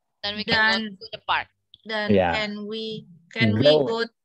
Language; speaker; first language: English; non-native, learner; Indonesian